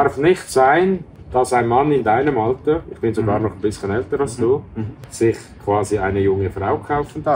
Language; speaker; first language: German; native; German